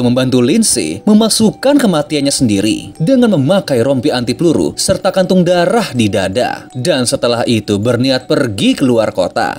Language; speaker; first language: Indonesian; native; Indonesian